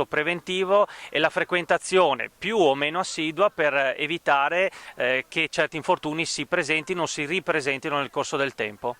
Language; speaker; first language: Italian; native; Italian